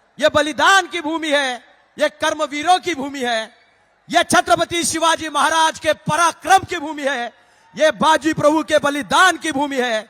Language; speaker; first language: Hindi; non-native, local second language; Marathi